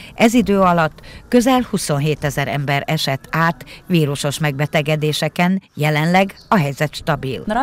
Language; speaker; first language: Hungarian; native; Hungarian